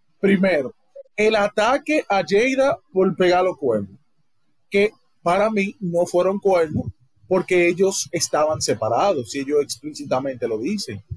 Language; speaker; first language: Spanish; native; Spanish